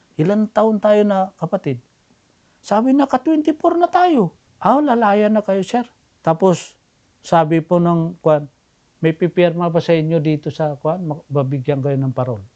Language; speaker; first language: Filipino; non-native, local second language; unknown